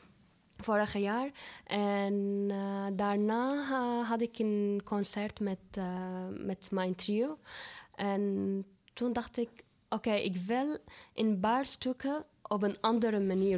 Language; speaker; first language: Dutch; non-native, learner; Arabic